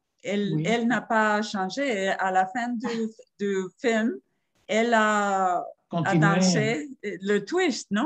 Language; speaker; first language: French; non-native, fluent; Spanish